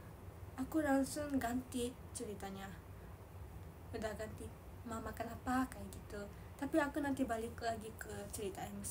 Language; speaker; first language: Indonesian; non-native, learner; Japanese